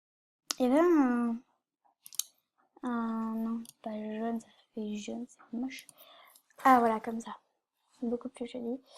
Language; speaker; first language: French; native; French